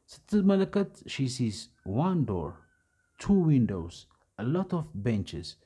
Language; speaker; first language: English; non-native, fluent; Amharic